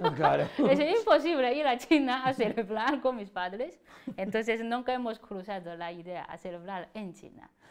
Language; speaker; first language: Spanish; non-native, learner; Chinese